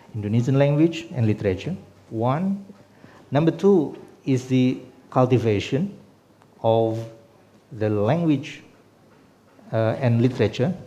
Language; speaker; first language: English; non-native, fluent; Sundanese